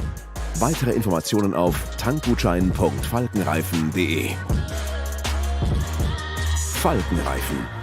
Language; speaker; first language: German; native; German